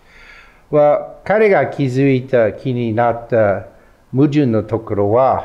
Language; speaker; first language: Japanese; non-native, fluent; English